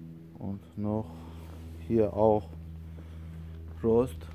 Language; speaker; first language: German; non-native, learner; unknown